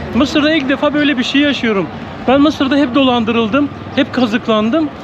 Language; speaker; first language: Turkish; native; Turkish